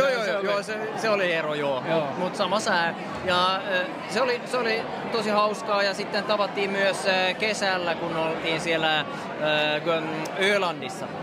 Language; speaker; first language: Finnish; non-native, local second language; Swedish